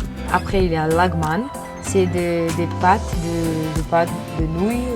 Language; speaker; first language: French; non-native, learner; Kyrgyz